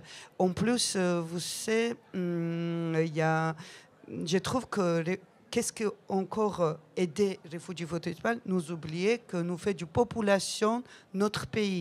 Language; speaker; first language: French; non-native, learner; Georgian